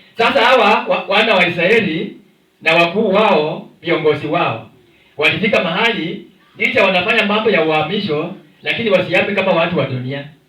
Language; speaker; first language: Swahili; non-native, local second language; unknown